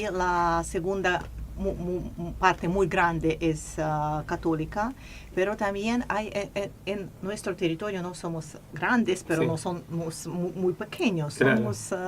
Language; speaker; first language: Spanish; non-native, fluent; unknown